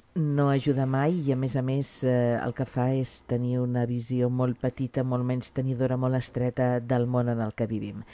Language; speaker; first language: Catalan; native; Catalan